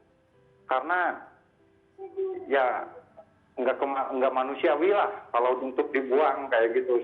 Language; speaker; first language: Indonesian; native; Indonesian